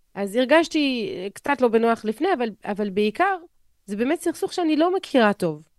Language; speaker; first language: Hebrew; non-native, fluent; French